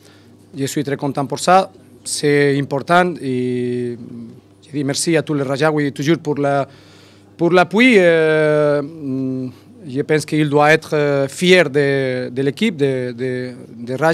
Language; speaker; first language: French; non-native, learner; Spanish